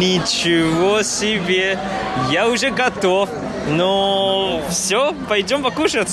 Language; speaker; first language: Russian; non-native, fluent; Chinese